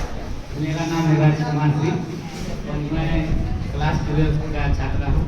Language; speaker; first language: Hindi; native; Hindi